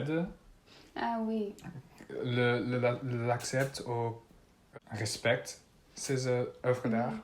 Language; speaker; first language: French; non-native, learner; Dutch